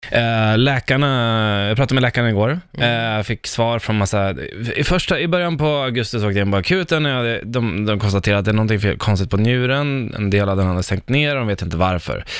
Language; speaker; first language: Swedish; early bilingual, other home language; Spanish